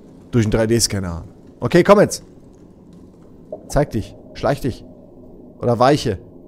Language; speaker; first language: German; native; German